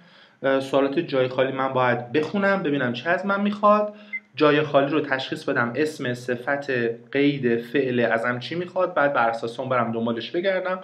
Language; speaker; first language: Persian; native; Persian